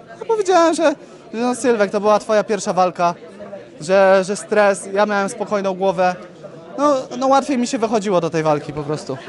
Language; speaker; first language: Polish; native; Polish